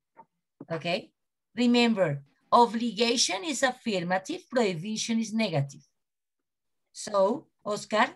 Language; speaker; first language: English; non-native, learner; Spanish